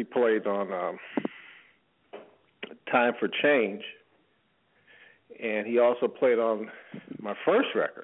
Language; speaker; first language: English; native; English